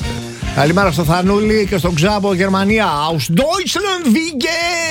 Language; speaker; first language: Greek; native; Greek